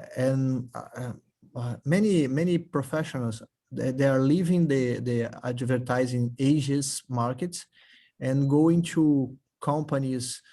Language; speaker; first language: English; non-native, fluent; Portuguese